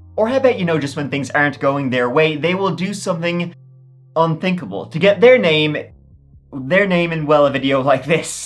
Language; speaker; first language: English; native; English